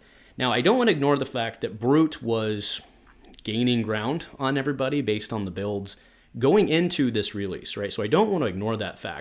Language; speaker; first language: English; native; English